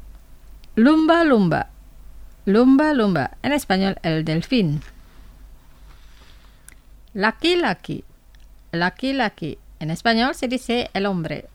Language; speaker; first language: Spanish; non-native, fluent; Indonesian